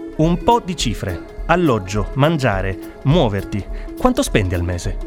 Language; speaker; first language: Italian; native; Italian